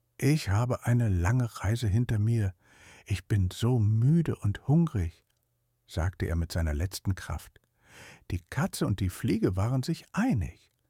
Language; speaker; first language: German; native; German